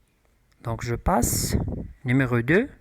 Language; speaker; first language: French; non-native, local second language; Arabic